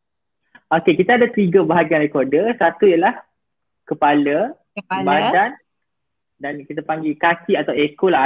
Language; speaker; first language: Malay; native; Malay